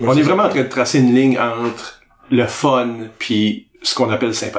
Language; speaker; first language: French; native; French